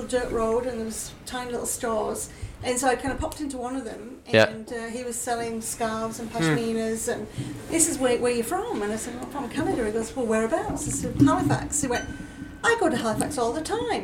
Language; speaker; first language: English; native; English